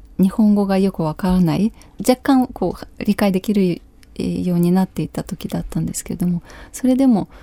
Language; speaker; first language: Japanese; non-native, fluent; Ukrainian